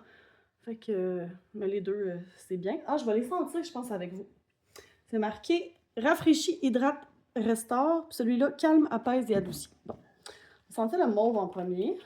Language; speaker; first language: French; native; French